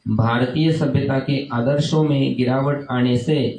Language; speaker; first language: Hindi; non-native, local second language; Marathi